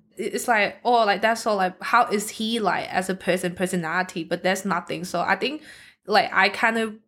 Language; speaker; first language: English; non-native, local second language; Cantonese